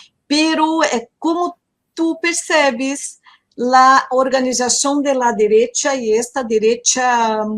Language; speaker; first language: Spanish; non-native, learner; Portuguese